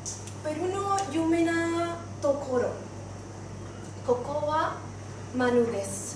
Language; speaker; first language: Japanese; non-native, learner; Spanish